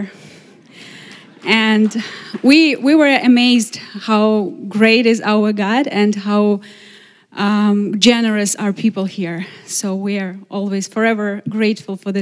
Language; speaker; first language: English; non-native, fluent; Ukrainian